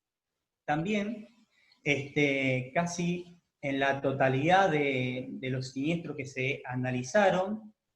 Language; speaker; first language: Spanish; native; Spanish